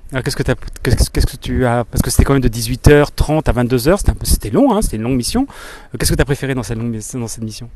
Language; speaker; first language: French; native; French